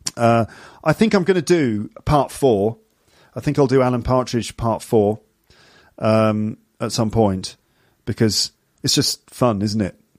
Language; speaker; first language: English; native; English